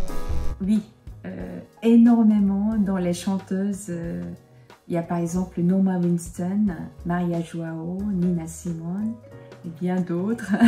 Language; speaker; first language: French; non-native, fluent; Korean